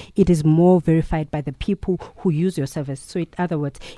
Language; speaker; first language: English; non-native, local second language; Zulu